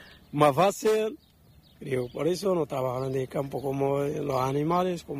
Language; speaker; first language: Spanish; non-native, learner; Arabic